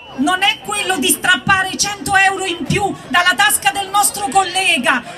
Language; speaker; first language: Italian; native; Italian